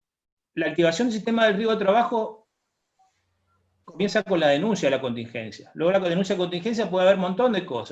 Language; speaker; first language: Spanish; native; Spanish